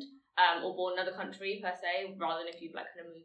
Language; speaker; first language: English; non-native, local second language; Tamil